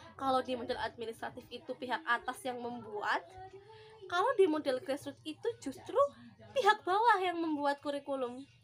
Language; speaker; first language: Indonesian; native; Indonesian